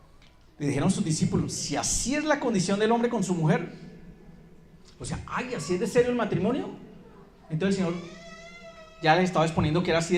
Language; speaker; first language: Spanish; native; Spanish